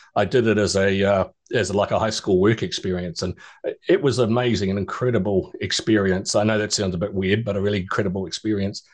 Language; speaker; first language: English; native; English